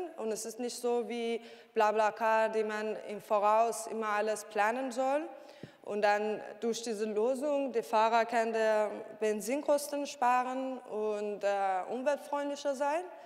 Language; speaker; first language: German; non-native, learner; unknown